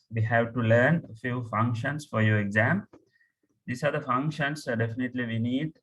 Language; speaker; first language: English; non-native, local second language; Tamil